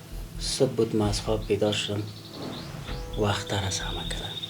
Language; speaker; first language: Persian; native; Persian